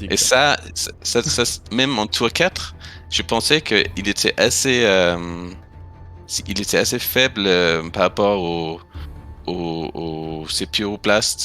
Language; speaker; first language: French; non-native, fluent; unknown